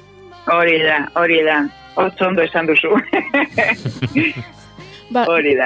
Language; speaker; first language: Basque; non-native, local second language; Spanish